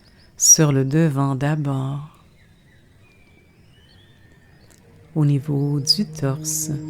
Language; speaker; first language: French; native; French